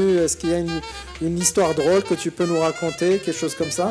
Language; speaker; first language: French; native; French